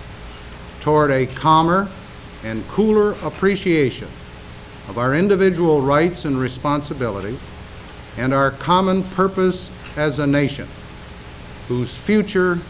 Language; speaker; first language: English; native; English